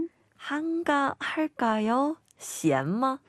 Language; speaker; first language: Korean; non-native, learner; Chinese